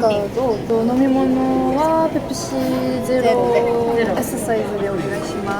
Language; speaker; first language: Japanese; non-native, learner; French